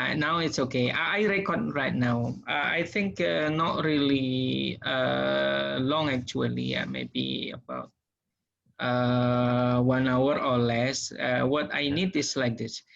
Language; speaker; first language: English; non-native, learner; Indonesian